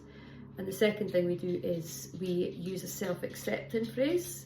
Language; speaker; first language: English; native; English